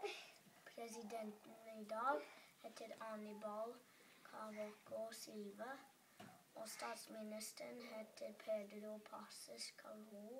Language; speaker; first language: Norwegian; early bilingual, other home language; English